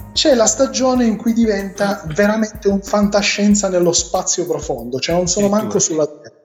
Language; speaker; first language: Italian; native; Italian